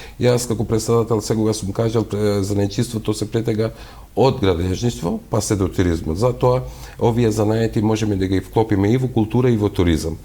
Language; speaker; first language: Macedonian; non-native, local second language; Albanian